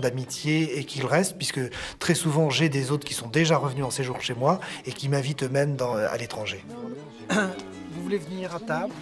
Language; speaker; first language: French; native; French